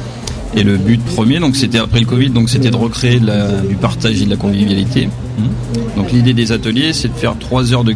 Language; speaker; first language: French; native; French